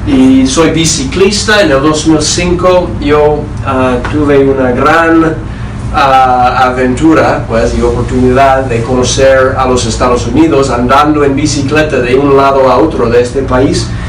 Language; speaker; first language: Spanish; non-native, fluent; English